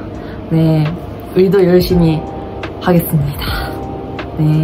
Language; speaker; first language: Korean; non-native, fluent; Japanese